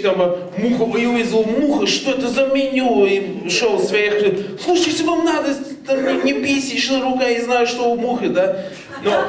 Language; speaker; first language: Russian; non-native, learner; Latvian